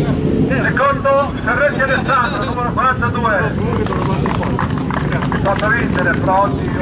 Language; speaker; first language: Italian; native; Italian